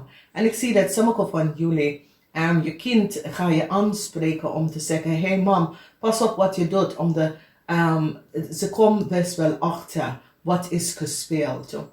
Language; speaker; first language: Dutch; non-native, fluent; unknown